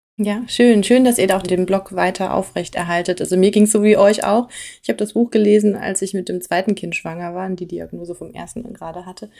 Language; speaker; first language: German; native; German